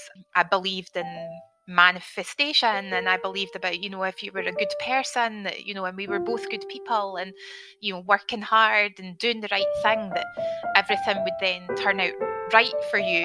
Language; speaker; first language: English; native; English